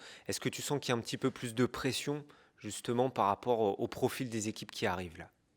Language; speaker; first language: French; native; French